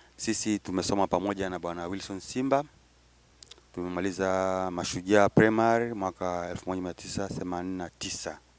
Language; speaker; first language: Swahili; native; Swahili